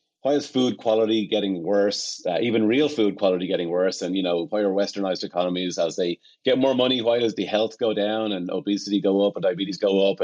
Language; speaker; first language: English; native; English